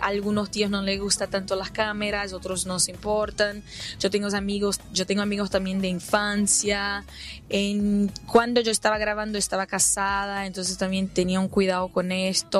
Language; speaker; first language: Spanish; non-native, fluent; Portuguese